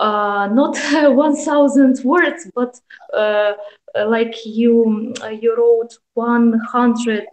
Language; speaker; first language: English; non-native, learner; Russian